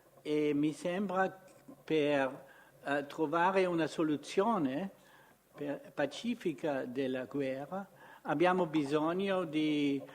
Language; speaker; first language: Italian; non-native, fluent; German